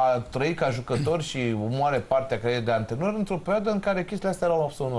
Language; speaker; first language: Romanian; native; Romanian